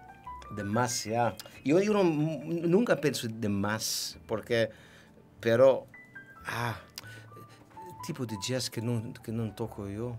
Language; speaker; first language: Spanish; non-native, learner; Dutch